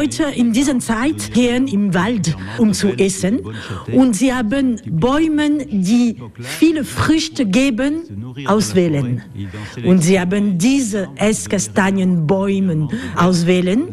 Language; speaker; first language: German; non-native, learner; French